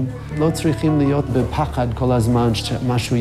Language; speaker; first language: Hebrew; non-native, fluent; English